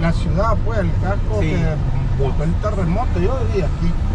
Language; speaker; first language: Spanish; native; Spanish